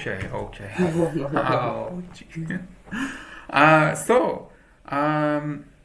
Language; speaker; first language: English; non-native, fluent; Persian